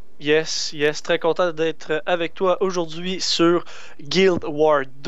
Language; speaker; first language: French; native; French